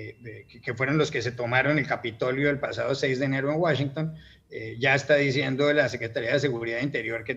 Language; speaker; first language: Spanish; native; Spanish